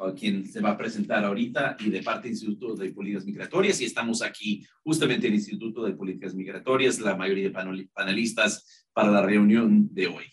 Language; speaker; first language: Spanish; non-native, fluent; English